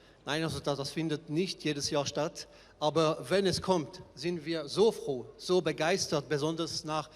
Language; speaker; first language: German; non-native, fluent; French